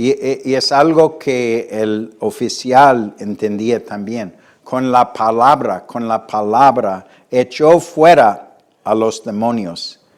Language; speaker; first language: Spanish; non-native, fluent; English